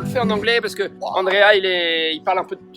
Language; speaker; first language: French; native; French